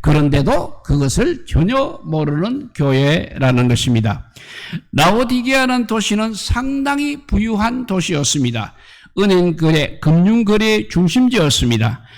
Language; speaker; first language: Korean; native; Korean